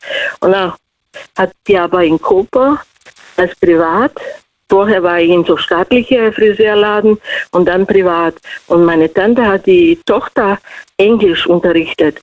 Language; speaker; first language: German; non-native, fluent; Slovenian